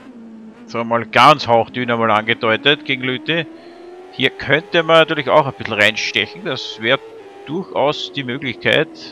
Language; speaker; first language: German; native; German